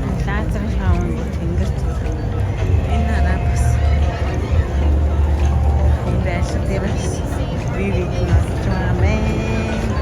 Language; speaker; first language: Korean; non-native, learner; Mongolian